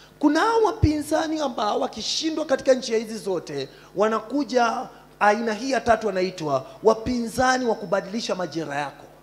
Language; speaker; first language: Swahili; non-native, fluent; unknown